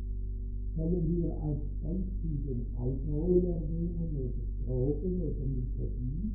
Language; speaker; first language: German; native; German